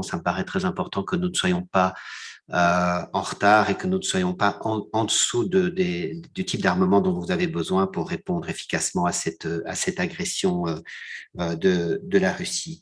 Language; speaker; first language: French; native; French